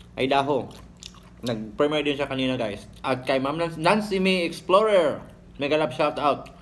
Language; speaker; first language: Filipino; non-native, local second language; Cebuano